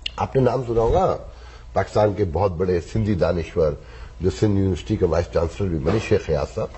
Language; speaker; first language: Urdu; native; Urdu